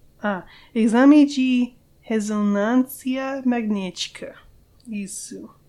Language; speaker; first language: Portuguese; non-native, learner; English